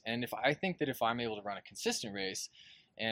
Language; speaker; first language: English; native; English